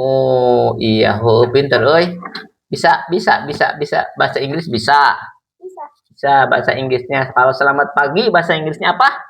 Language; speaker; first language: Indonesian; non-native, local second language; Sundanese